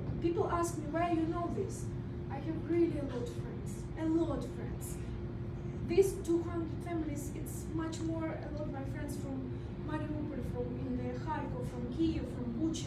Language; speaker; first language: English; non-native, learner; Russian